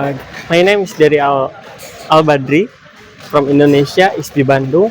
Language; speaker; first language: English; non-native, learner; Indonesian